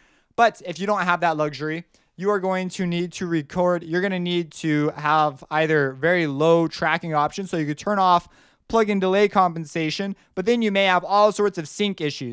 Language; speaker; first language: English; native; English